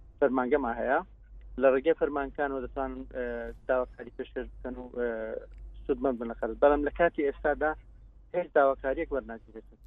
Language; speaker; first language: Central Kurdish; non-native, local second language; Kurdish